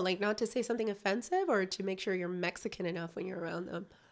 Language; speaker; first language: English; early bilingual, other home language; Spanish